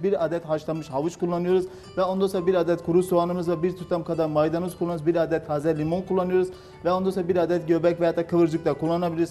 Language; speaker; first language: Turkish; native; Turkish